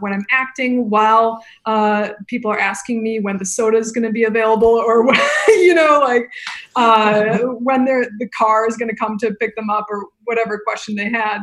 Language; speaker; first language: English; native; English